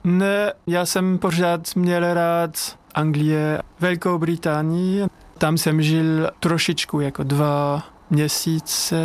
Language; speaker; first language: Czech; non-native, learner; French